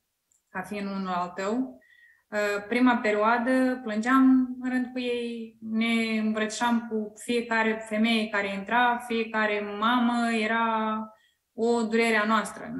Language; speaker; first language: Romanian; native; Romanian